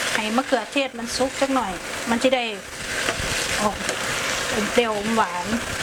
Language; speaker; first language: Thai; native; Thai